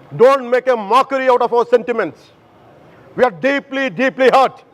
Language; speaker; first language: English; non-native, local second language; Telugu